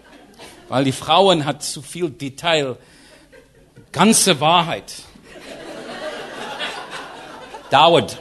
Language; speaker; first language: German; non-native, learner; English